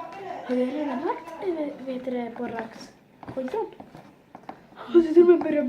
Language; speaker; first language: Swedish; early bilingual, other home language; Turkish